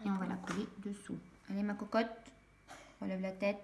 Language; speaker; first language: French; native; French